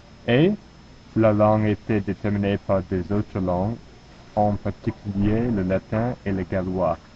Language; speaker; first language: French; non-native, learner; English